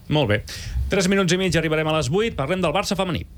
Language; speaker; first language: Catalan; native; Catalan